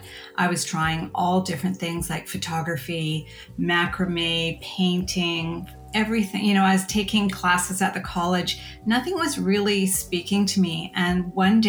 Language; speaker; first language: English; native; English